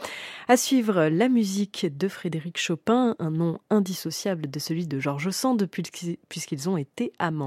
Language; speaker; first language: French; native; French